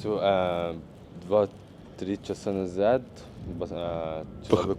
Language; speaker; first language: Russian; non-native, learner; Arabic